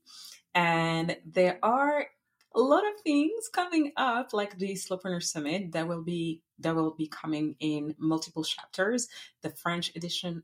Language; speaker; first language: English; non-native, fluent; French